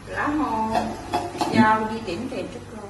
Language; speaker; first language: Chinese; non-native, learner; Vietnamese